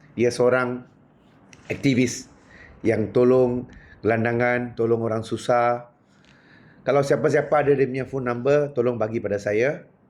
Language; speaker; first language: Malay; non-native, local second language; Punjabi